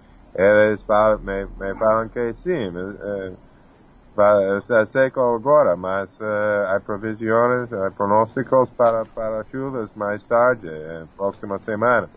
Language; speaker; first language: Portuguese; non-native, fluent; English